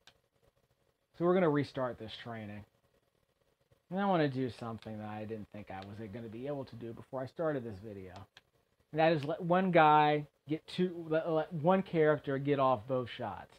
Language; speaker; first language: English; native; English